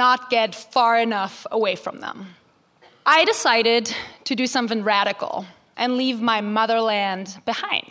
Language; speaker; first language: English; non-native, fluent; German